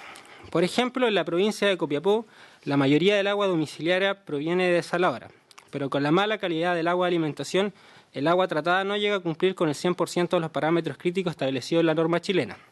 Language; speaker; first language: Spanish; native; Spanish